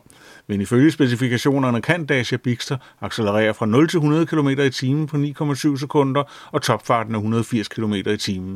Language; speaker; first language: Danish; native; Danish